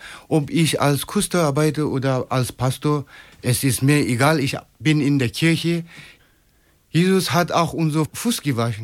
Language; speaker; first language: German; non-native, fluent; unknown